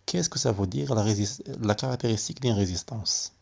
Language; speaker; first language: French; non-native, local second language; Arabic